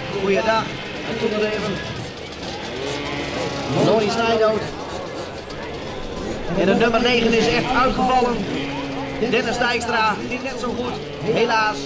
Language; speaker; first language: Dutch; native; Dutch